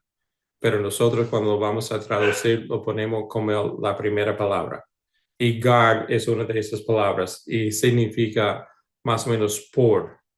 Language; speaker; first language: Spanish; non-native, fluent; English